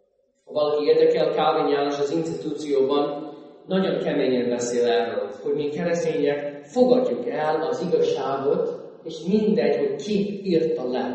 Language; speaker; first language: Hungarian; non-native, fluent; English